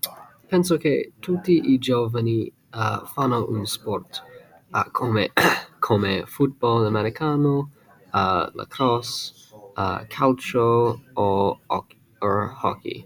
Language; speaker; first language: Italian; non-native, learner; English